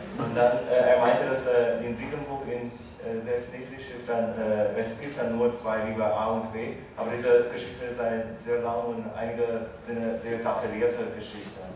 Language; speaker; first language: German; non-native, fluent; Chinese